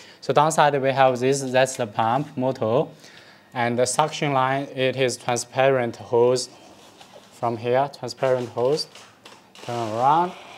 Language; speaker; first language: English; non-native, fluent; Chinese